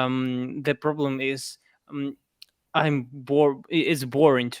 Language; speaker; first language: English; non-native, fluent; Russian